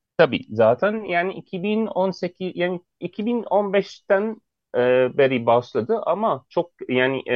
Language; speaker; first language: Turkish; non-native, fluent; Arabic